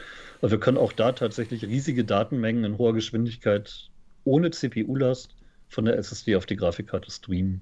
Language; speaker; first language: German; native; German